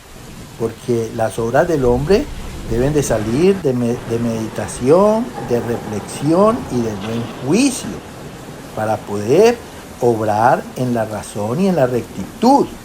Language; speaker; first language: Spanish; native; Spanish